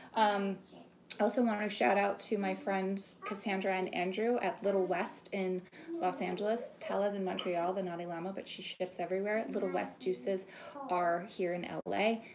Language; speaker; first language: English; native; English